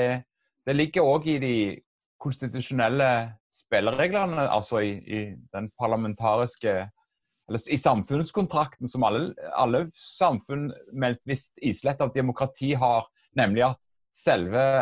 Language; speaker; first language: Norwegian; native; Norwegian